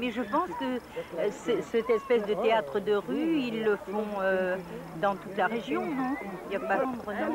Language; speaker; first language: French; native; French